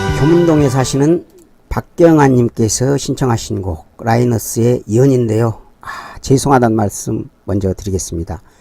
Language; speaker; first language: Korean; native; Korean